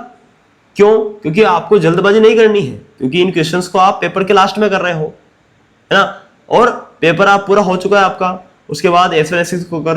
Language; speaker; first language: Hindi; native; Hindi